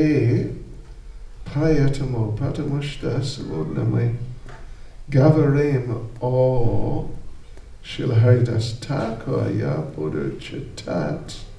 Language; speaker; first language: Russian; non-native, learner; English